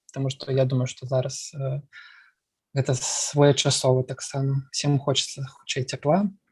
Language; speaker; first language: Belarusian; non-native, local second language; Russian